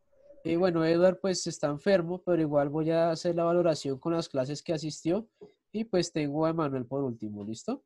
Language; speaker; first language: Spanish; native; Spanish